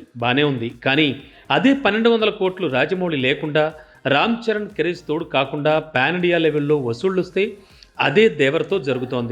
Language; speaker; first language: Telugu; native; Telugu